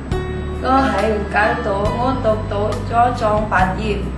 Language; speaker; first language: Cantonese; non-native, learner; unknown